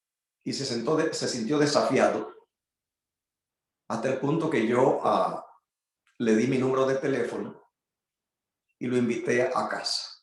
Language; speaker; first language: Spanish; native; Spanish